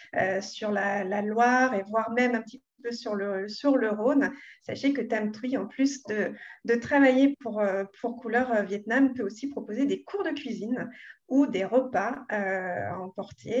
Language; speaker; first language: French; native; French